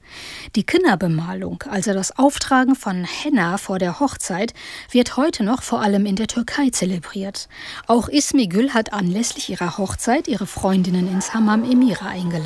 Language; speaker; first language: German; native; German